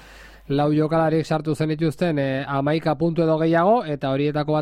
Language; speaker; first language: Basque; native; Basque